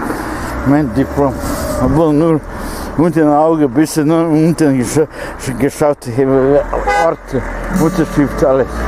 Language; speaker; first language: German; non-native, fluent; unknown